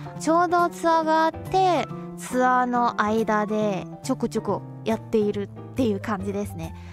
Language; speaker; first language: Japanese; non-native, fluent; Chinese